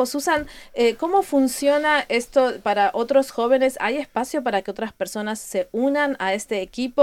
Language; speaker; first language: Spanish; native; Spanish